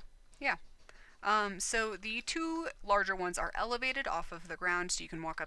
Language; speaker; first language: English; native; English